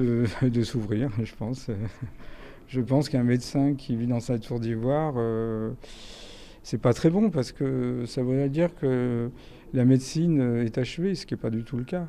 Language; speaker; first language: French; native; French